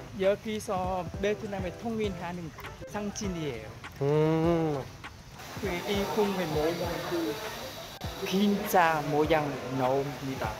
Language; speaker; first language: Korean; non-native, learner; Vietnamese